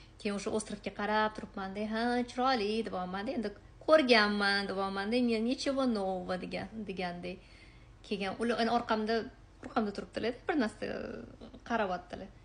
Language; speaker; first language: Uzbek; native; Uzbek